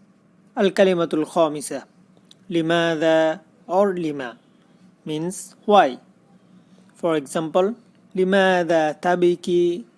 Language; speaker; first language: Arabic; non-native, fluent; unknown